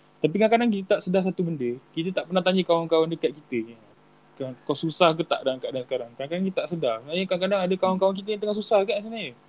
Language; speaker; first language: Malay; native; Malay